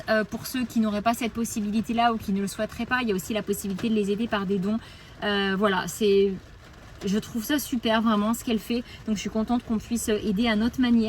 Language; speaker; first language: French; native; French